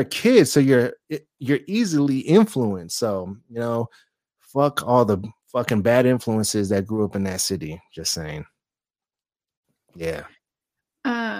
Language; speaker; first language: English; native; English